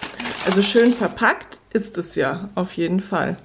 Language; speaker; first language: German; native; German